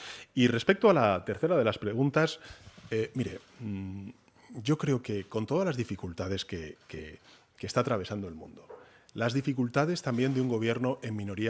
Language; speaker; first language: Spanish; native; Spanish